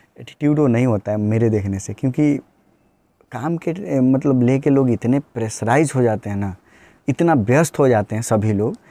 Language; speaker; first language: Hindi; native; Hindi